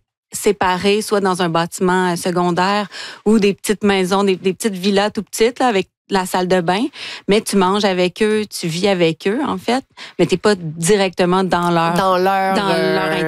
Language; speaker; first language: French; native; French